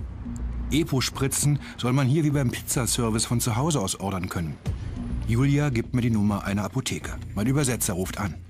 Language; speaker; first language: German; native; German